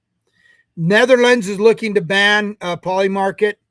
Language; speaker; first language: English; native; English